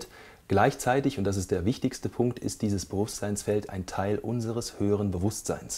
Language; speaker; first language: German; native; German